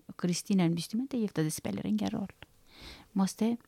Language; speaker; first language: Swedish; non-native, learner; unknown